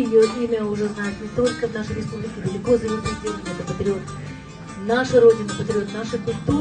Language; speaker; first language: Russian; native; Russian